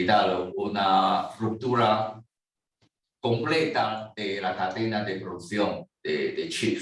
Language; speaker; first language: Spanish; non-native, fluent; Chinese